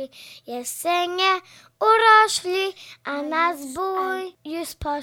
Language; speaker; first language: Polish; early bilingual, heritage; Polish